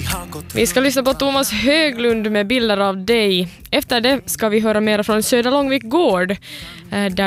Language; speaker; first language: Swedish; native; Swedish